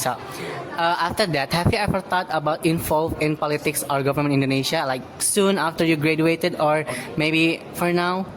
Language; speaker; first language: English; non-native, learner; Indonesian